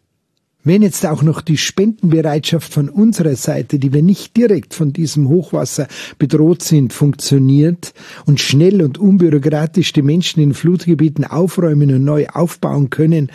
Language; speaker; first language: German; native; German